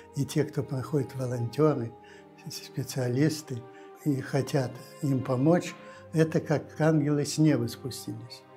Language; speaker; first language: Russian; native; Russian